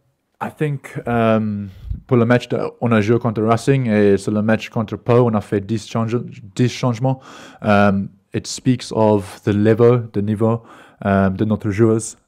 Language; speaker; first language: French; non-native, learner; English